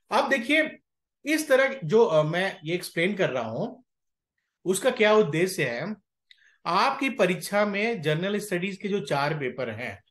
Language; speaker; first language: Hindi; native; Hindi